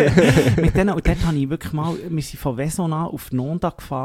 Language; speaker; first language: German; native; German